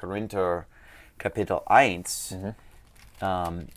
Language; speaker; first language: German; non-native, learner; English